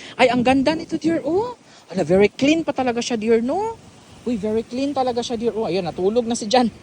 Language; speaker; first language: Filipino; non-native, local second language; Cebuano